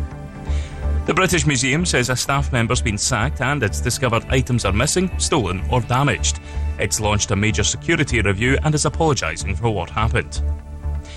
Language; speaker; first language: English; native; English